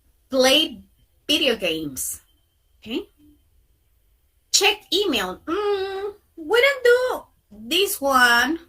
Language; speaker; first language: English; non-native, fluent; Spanish